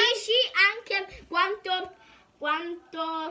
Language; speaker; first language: Italian; early bilingual, heritage; Italian